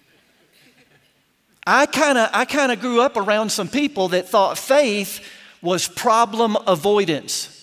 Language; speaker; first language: English; native; English